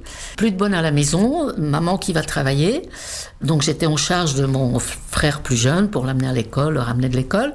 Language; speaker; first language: French; non-native, fluent; Czech